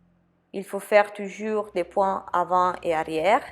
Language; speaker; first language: French; non-native, fluent; Italian